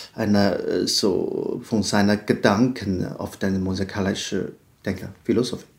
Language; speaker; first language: German; non-native, learner; Chinese